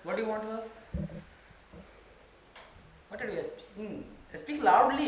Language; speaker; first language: English; non-native, fluent; Hindi